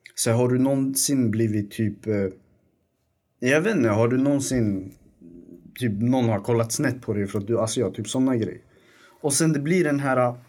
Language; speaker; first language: Swedish; early bilingual, other home language; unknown